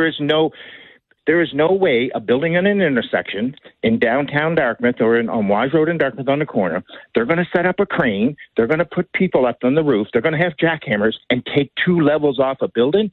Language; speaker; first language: English; native; English